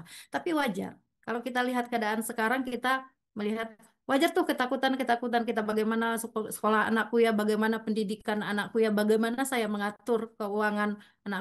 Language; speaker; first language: Indonesian; native; Indonesian